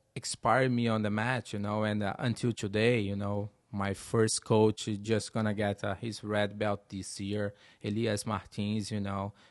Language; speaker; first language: English; non-native, learner; Portuguese